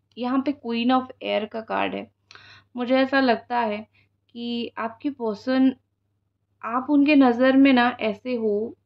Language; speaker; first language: Hindi; non-native, local second language; Odia